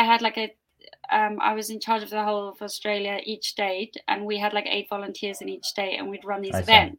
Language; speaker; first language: English; native; English